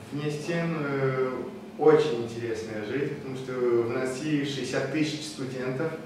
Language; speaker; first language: Russian; non-native, local second language; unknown